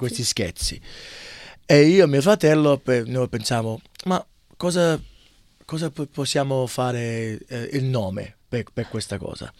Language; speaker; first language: Italian; early bilingual, heritage; English